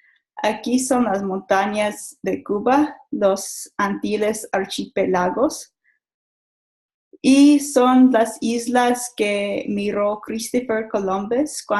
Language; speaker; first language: Spanish; non-native, learner; English